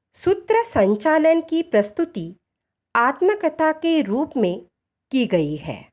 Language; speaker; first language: Hindi; non-native, local second language; Marathi